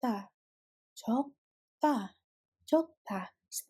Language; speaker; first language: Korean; non-native, fluent; Indonesian